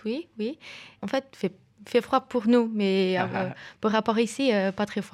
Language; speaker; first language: French; non-native, fluent; Portuguese